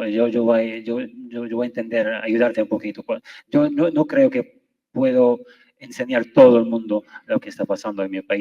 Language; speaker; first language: Spanish; non-native, fluent; Arabic